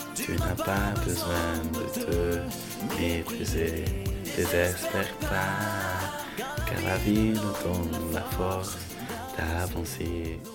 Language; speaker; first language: Dutch; non-native, fluent; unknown